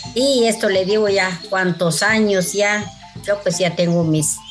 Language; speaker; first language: Spanish; non-native, local second language; Kʼicheʼ